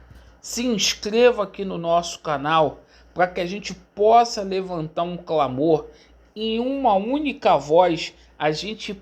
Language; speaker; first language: Portuguese; native; Portuguese